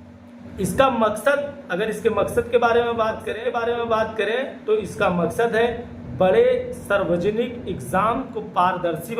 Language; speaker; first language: Hindi; native; Hindi